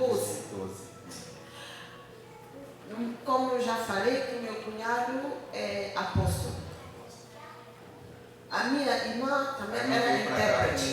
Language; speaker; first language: Portuguese; non-native, learner; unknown